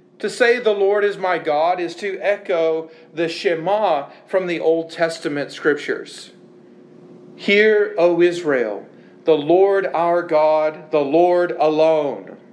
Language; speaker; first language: English; native; English